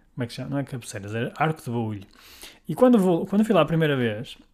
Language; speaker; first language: Portuguese; native; Portuguese